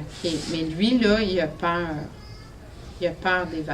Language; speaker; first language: French; native; French